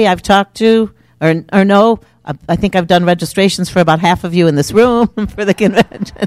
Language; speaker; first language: English; native; English